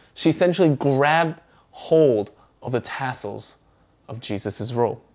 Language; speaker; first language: English; early bilingual, other home language; Korean